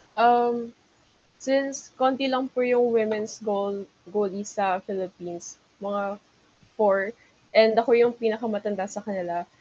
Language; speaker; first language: Filipino; native; Filipino